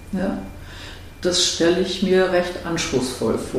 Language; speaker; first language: German; native; German